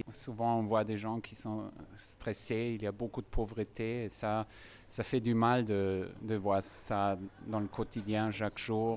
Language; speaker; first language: French; non-native, fluent; German